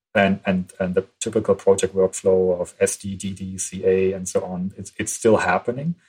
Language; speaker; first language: English; non-native, fluent; German